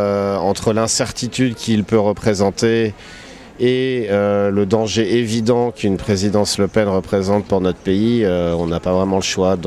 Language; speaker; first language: French; native; French